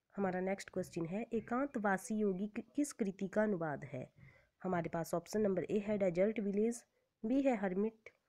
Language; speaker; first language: Hindi; native; Hindi